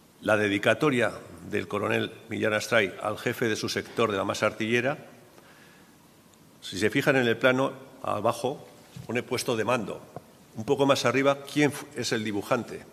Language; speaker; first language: Spanish; native; Spanish